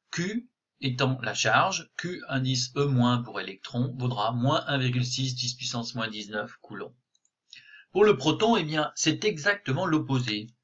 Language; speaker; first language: French; native; French